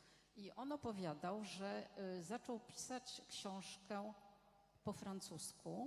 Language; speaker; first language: Polish; non-native, fluent; French